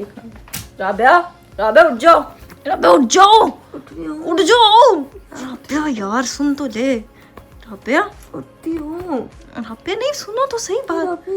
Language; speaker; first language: Urdu; non-native, local second language; Punjabi